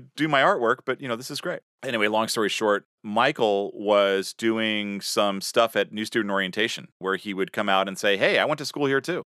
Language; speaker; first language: English; native; English